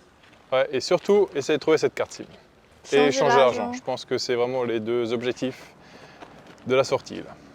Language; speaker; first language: French; native; French